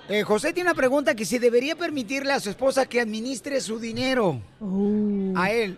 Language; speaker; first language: Spanish; native; Spanish